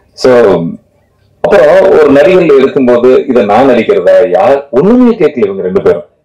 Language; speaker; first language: Tamil; native; Tamil